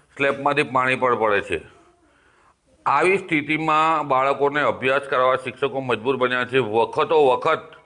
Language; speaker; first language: Gujarati; native; Gujarati